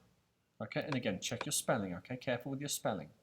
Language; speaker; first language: English; native; English